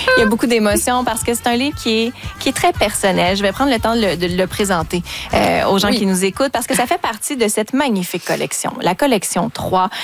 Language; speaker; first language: French; native; French